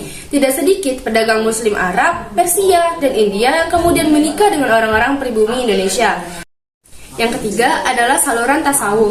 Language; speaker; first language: Indonesian; native; Indonesian